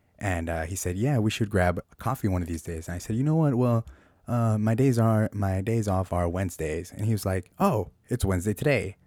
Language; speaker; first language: English; native; English